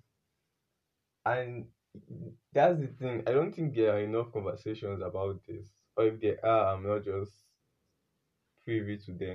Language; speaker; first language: English; non-native, local second language; Yoruba